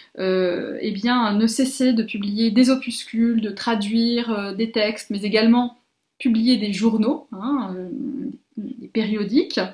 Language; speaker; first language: French; native; French